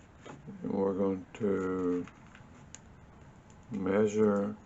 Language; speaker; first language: English; native; English